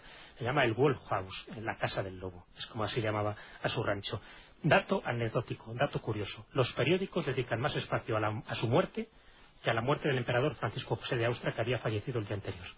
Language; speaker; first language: Spanish; native; Spanish